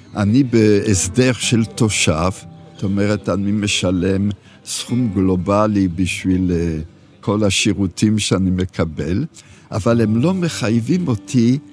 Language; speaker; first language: Hebrew; non-native, fluent; French